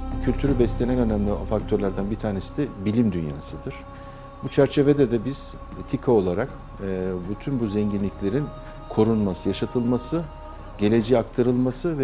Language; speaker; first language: Turkish; native; Turkish